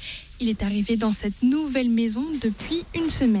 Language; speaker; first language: French; native; French